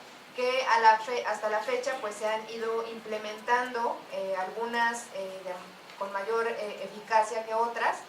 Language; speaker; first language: Spanish; native; Spanish